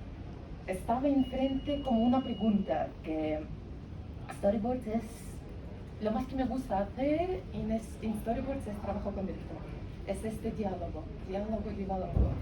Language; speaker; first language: Spanish; non-native, learner; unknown